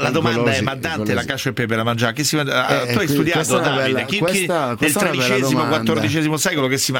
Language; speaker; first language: Italian; native; Italian